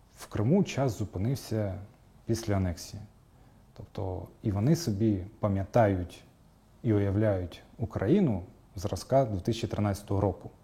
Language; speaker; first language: Ukrainian; non-native, local second language; Crimean Tatar